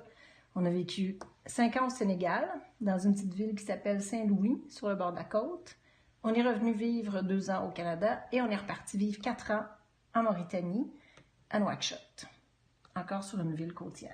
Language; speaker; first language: French; native; French